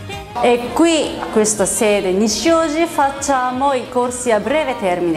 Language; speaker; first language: Italian; non-native, fluent; Japanese